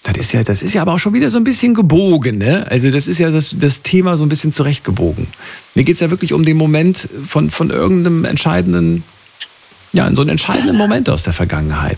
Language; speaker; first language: German; native; German